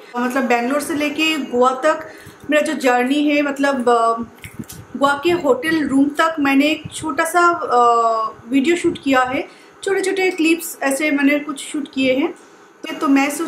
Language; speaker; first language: Hindi; non-native, local second language; Bangla